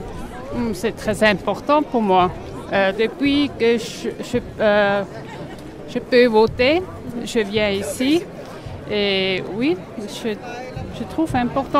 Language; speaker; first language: French; non-native, local second language; Swiss German